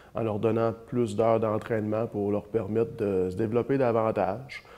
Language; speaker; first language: French; native; French